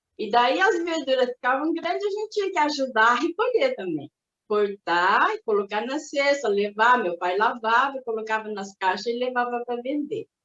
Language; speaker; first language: Portuguese; early bilingual, other home language; Japanese